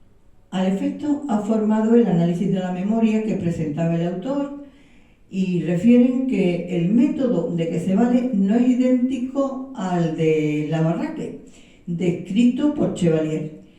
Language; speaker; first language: Spanish; native; Spanish